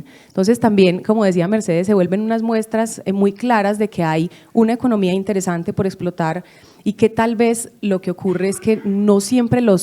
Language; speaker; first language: Spanish; native; Spanish